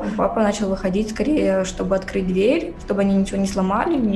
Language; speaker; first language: Russian; native; Russian